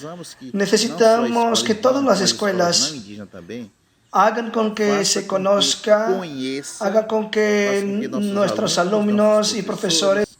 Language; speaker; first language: Spanish; non-native, fluent; Portuguese